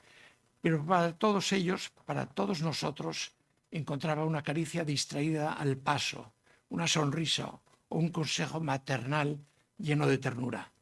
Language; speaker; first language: Spanish; native; Spanish